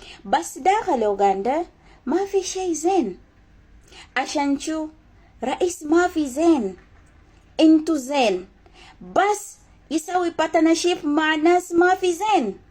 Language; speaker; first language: Arabic; non-native, learner; Ganda